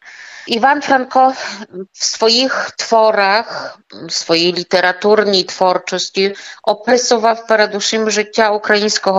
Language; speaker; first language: Ukrainian; early bilingual, heritage; Ukrainian